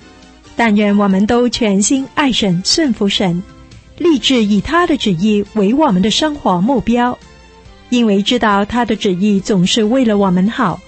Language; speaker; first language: Chinese; native; Chinese